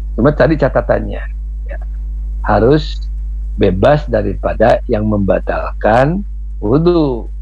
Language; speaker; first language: Indonesian; non-native, local second language; Sundanese